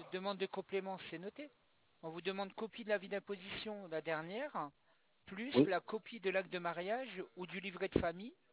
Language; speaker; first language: French; native; French